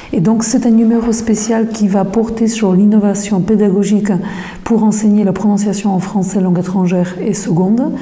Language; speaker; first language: French; non-native, fluent; Polish